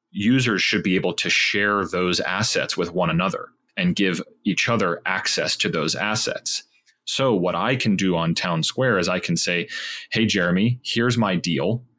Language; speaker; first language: English; native; English